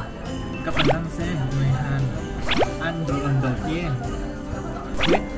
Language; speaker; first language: Vietnamese; non-native, learner; Korean